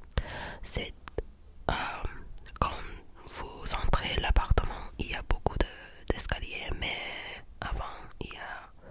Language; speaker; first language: French; non-native, learner; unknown